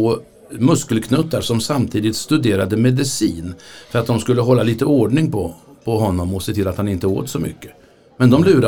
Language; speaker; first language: Swedish; native; Swedish